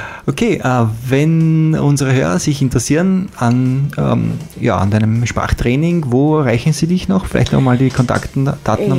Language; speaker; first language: German; native; German